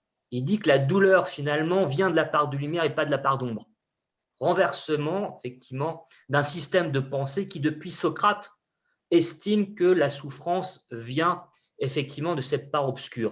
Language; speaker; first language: French; native; French